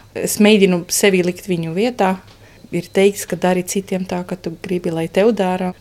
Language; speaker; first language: Latvian; non-native, fluent; Estonian